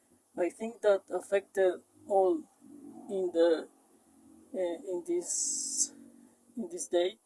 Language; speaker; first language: English; non-native, learner; Spanish